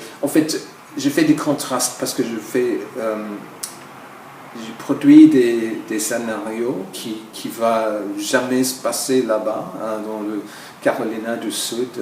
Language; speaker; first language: French; non-native, fluent; English